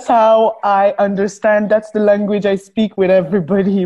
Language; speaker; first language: English; non-native, local second language; French